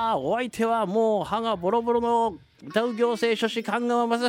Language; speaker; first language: Japanese; native; Japanese